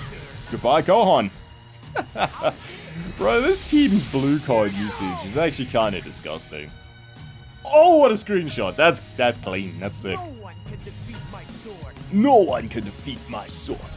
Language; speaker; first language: English; native; English